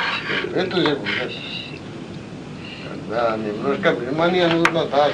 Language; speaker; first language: Russian; non-native, learner; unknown